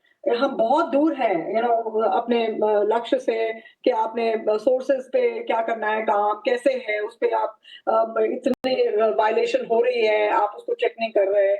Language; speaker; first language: Hindi; native; Hindi